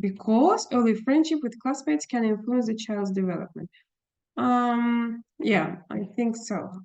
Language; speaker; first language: English; non-native, fluent; Russian